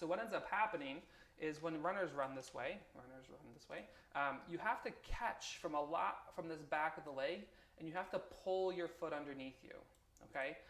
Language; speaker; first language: English; native; English